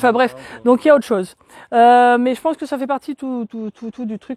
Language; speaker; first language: French; native; French